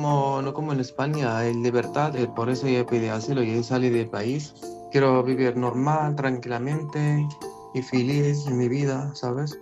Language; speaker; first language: Spanish; non-native, learner; Arabic